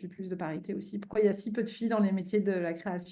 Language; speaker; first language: French; native; French